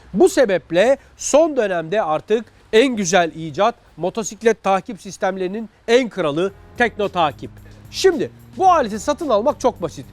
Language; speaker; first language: Turkish; native; Turkish